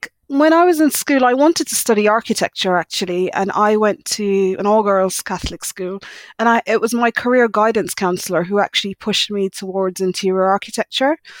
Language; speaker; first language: English; native; English